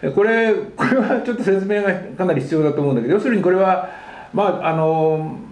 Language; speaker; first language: Japanese; native; Japanese